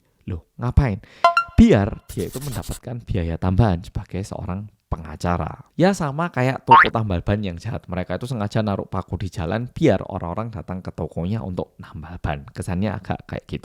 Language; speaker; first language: Indonesian; early bilingual, other home language; Korean